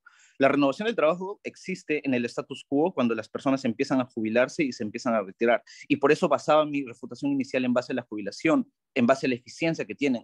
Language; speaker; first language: Spanish; native; Spanish